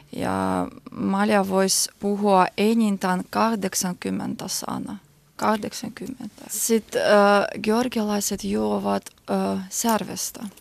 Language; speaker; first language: Finnish; non-native, learner; Georgian